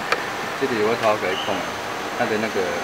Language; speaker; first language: Chinese; native; Chinese